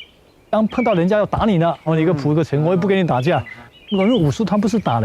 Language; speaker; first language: Chinese; native; Chinese